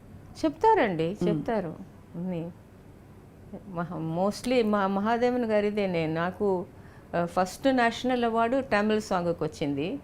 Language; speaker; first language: Telugu; non-native, local second language; Tamil